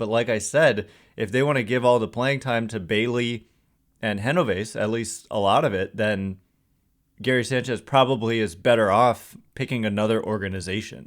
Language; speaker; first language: English; native; English